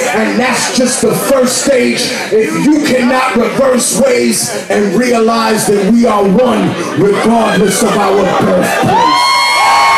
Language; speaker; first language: English; early bilingual, other home language; Spanish